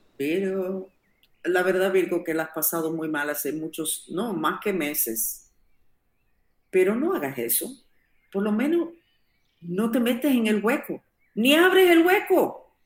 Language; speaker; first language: Spanish; non-native, fluent; English